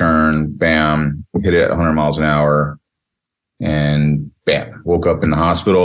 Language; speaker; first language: English; native; English